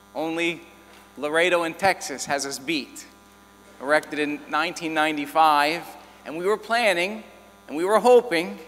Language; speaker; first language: English; native; English